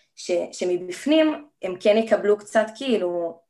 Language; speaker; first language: Hebrew; native; Hebrew